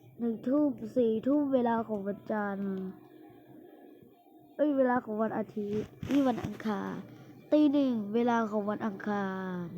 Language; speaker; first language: Thai; native; Thai